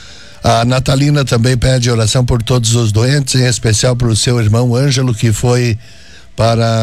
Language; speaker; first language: Portuguese; native; Portuguese